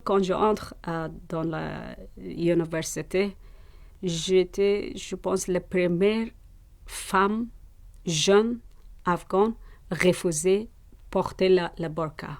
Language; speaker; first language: French; non-native, learner; Persian